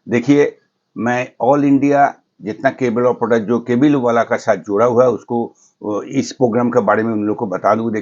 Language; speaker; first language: Hindi; non-native, local second language; Bangla